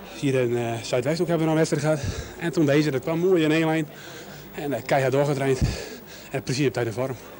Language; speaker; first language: Dutch; non-native, local second language; Western Frisian